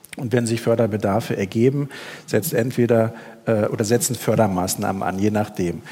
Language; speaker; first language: German; native; German